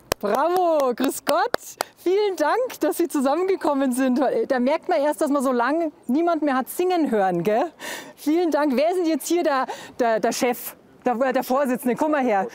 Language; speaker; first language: German; native; German